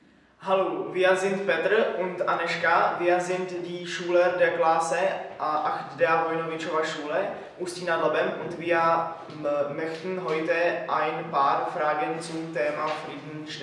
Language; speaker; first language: German; non-native, learner; Czech